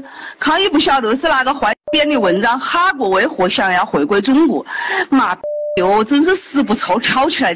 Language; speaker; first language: Chinese; native; Chinese